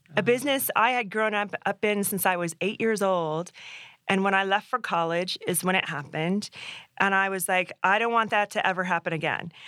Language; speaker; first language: English; native; English